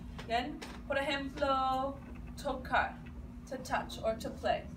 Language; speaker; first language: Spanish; non-native, fluent; English